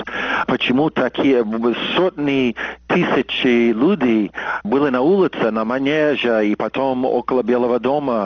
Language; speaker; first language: Russian; non-native, fluent; English